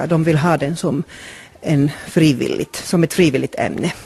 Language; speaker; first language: Swedish; non-native, local second language; Finnish